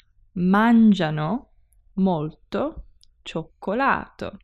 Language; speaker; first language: Italian; non-native, learner; English